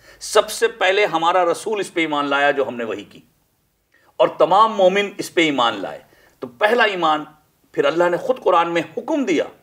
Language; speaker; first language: Urdu; native; Urdu